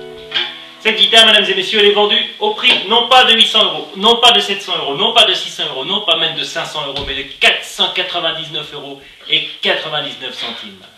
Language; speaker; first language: French; native; French